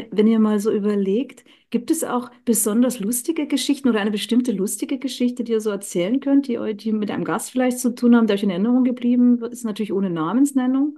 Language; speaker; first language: German; native; German